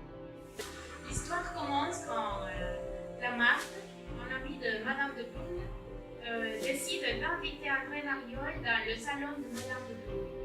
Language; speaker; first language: French; non-native, learner; Spanish